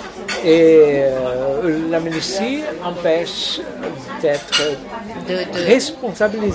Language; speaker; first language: French; non-native, fluent; Portuguese